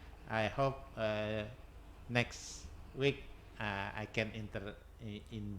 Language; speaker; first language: English; non-native, learner; Indonesian